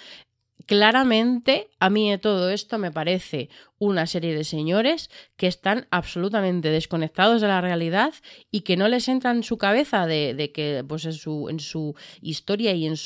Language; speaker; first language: Spanish; native; Spanish